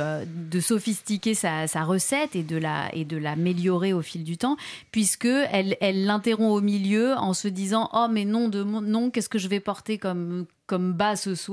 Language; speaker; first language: French; native; French